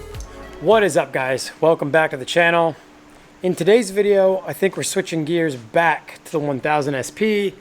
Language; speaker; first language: English; native; English